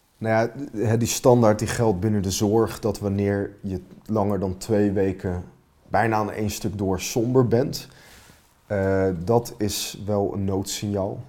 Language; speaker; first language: Dutch; non-native, fluent; Finnish